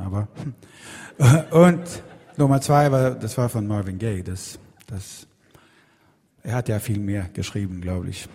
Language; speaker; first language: German; non-native, fluent; Swedish